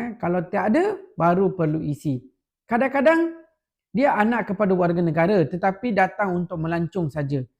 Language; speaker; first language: Malay; non-native, local second language; Tamil